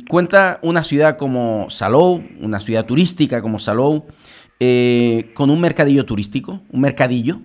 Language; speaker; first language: Spanish; native; Spanish